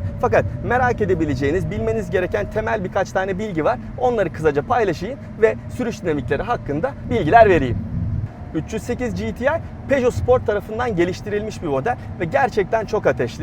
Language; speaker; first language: Turkish; native; Turkish